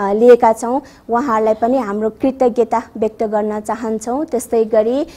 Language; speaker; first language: Nepali; non-native, local second language; Newari